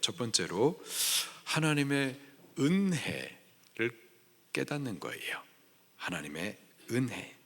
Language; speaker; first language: Korean; native; Korean